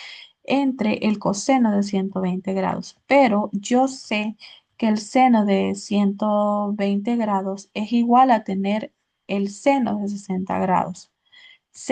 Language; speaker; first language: Spanish; native; Spanish